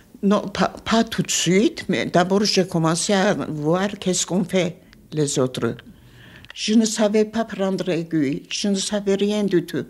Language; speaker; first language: French; non-native, fluent; Armenian